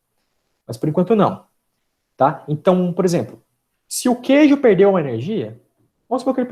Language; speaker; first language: Portuguese; native; Portuguese